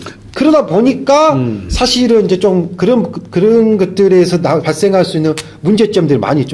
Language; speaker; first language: Korean; native; Korean